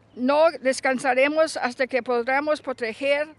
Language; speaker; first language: Spanish; early bilingual, other home language; English